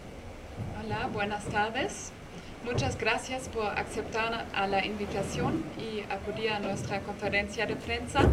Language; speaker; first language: Spanish; non-native, fluent; German